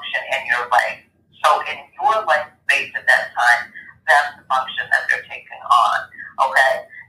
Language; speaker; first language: English; native; English